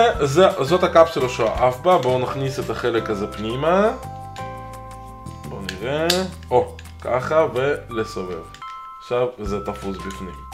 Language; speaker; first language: Hebrew; native; Hebrew